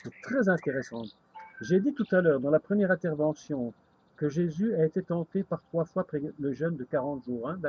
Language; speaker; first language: French; native; French